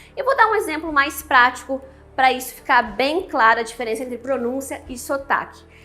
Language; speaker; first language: Portuguese; native; Portuguese